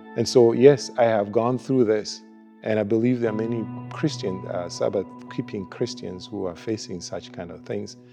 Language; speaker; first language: English; non-native, local second language; Luo (Kenya and Tanzania)